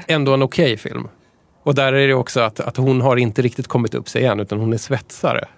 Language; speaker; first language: Swedish; native; Swedish